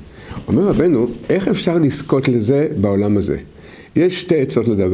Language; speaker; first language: Hebrew; native; Hebrew